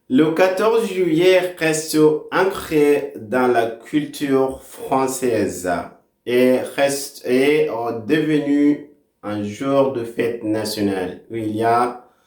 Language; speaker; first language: French; non-native, fluent; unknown